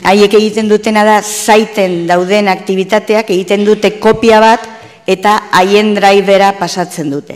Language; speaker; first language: Basque; native; Basque